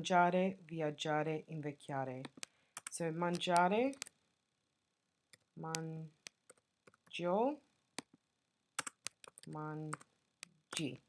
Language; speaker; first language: Italian; non-native, fluent; English